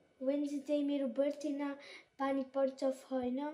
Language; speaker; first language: Nepali; early bilingual, heritage; Nepali